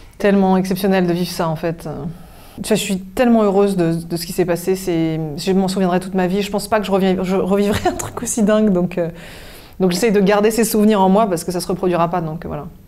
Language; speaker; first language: French; native; French